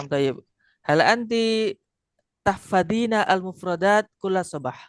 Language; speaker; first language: Arabic; non-native, fluent; Indonesian